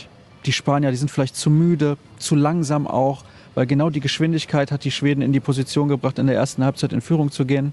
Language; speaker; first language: German; native; German